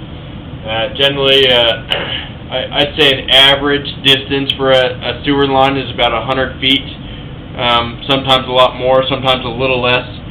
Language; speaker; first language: English; native; English